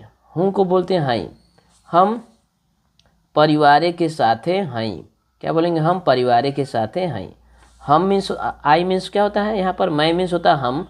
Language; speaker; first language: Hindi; non-native, local second language; Bhojpuri